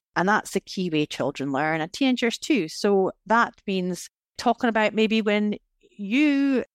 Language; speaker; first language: English; native; English